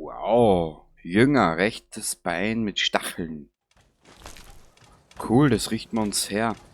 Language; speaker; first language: German; native; German